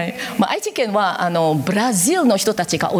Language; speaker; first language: Japanese; non-native, learner; Korean